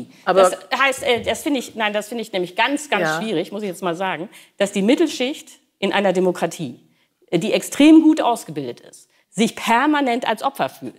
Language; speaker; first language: German; native; German